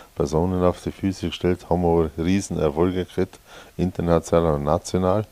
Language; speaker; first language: German; native; German